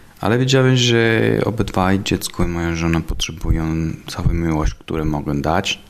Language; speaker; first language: Polish; non-native, learner; Italian